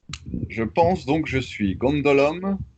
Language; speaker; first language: French; native; French